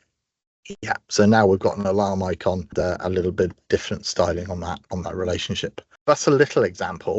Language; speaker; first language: English; native; English